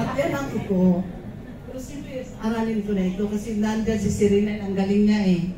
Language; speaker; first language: Filipino; non-native, local second language; Cebuano